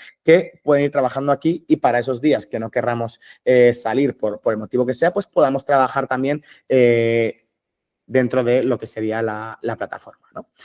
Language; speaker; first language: Spanish; native; Spanish